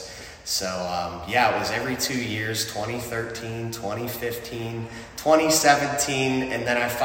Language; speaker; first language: English; native; English